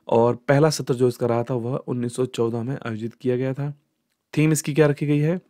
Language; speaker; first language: Hindi; native; Hindi